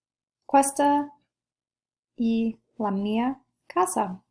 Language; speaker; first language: Italian; non-native, learner; English